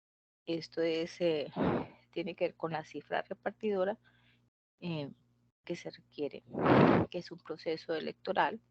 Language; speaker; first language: Spanish; native; Spanish